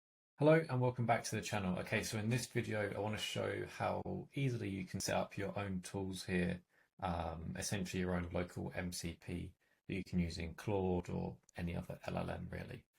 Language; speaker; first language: English; native; English